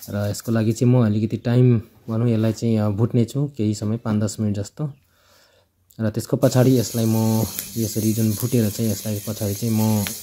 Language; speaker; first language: Nepali; non-native, local second language; Limbu